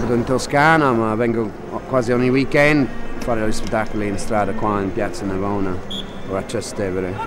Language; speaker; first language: Italian; non-native, fluent; English